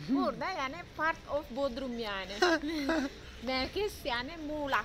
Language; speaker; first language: Turkish; non-native, learner; Indonesian